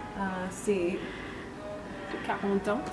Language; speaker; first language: French; non-native, learner; English